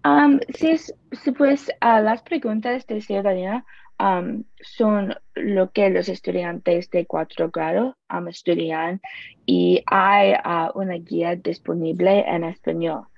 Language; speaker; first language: Spanish; non-native, learner; English